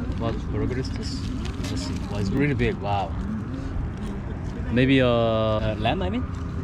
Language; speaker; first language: English; non-native, fluent; Korean